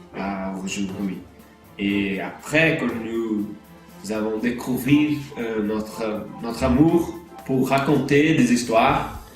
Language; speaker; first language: French; non-native, learner; Portuguese